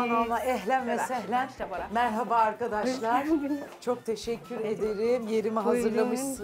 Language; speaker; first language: Turkish; native; Turkish